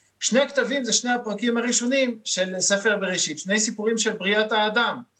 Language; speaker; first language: Hebrew; non-native, fluent; French